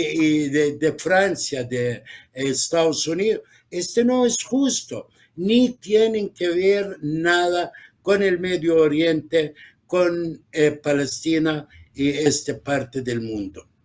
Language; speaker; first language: Spanish; non-native, fluent; Arabic